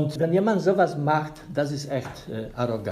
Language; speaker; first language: German; non-native, fluent; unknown